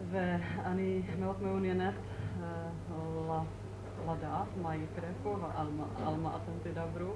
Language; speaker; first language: Hebrew; non-native, fluent; Czech